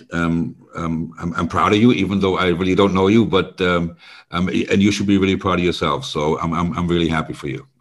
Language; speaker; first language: English; non-native, fluent; German